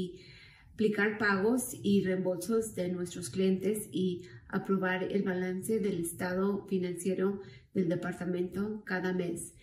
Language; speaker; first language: Spanish; early bilingual, heritage; Spanish